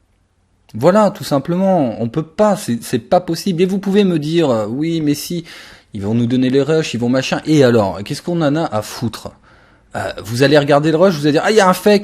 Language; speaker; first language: French; native; French